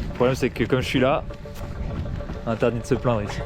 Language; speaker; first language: French; native; French